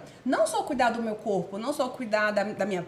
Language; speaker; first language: Portuguese; native; Portuguese